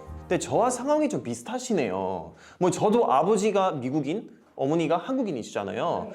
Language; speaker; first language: Korean; early bilingual, heritage; Korean